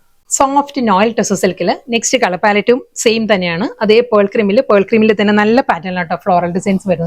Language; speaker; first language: Malayalam; native; Malayalam